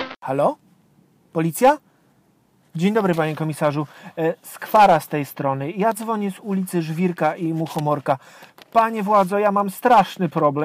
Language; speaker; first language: Polish; native; Polish